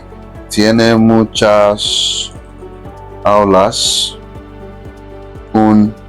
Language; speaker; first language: Spanish; non-native, fluent; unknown